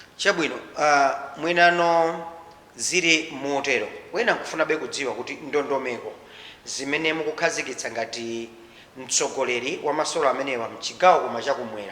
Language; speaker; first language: Nyanja; native; Nyanja